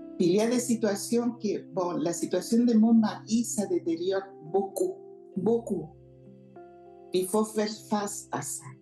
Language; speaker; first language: French; non-native, fluent; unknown